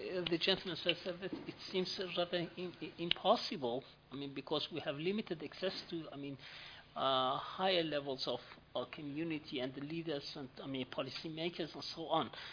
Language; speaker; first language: English; non-native, fluent; Persian